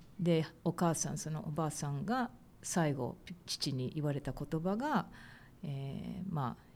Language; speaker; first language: Japanese; early bilingual, heritage; Japanese